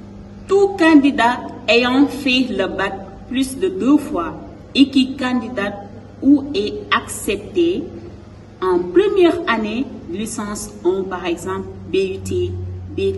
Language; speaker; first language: French; non-native, local second language; Wolof